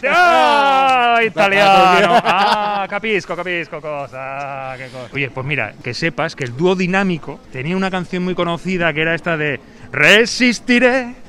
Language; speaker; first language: Spanish; native; Spanish